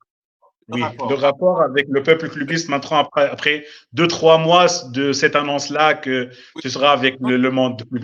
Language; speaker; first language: French; non-native, local second language; Arabic